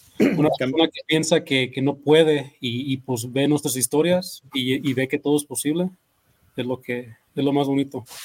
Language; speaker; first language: Spanish; early bilingual, heritage; Spanish